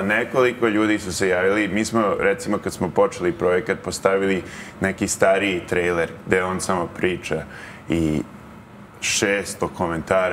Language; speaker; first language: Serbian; early bilingual, heritage; Serbian